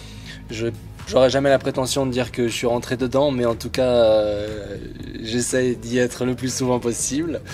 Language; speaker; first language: French; native; French